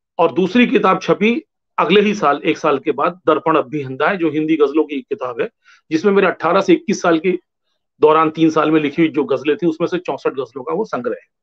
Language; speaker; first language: Hindi; non-native, local second language; Bangla